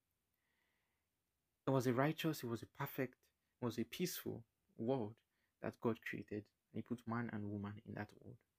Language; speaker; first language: English; non-native, local second language; Yoruba